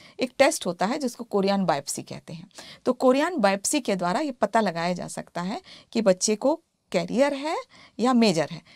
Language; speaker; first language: Hindi; native; Hindi